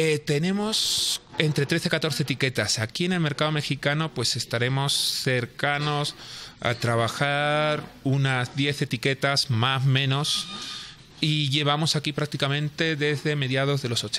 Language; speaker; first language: Spanish; native; Spanish